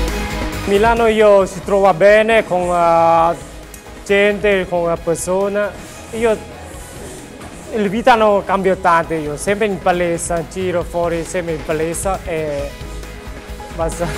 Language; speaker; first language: Italian; non-native, learner; Thai